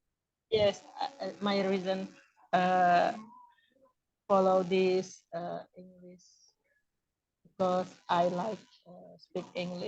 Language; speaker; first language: English; non-native, learner; Indonesian